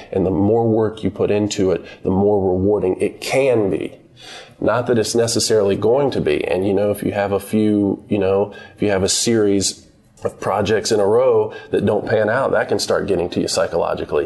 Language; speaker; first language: English; native; English